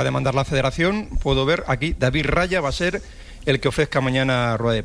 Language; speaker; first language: Spanish; native; Spanish